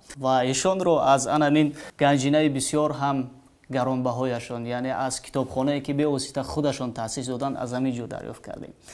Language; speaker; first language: Tajik; native; Tajik